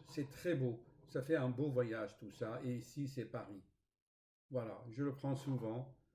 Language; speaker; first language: French; non-native, fluent; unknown